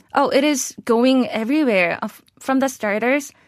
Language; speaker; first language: English; non-native, fluent; Korean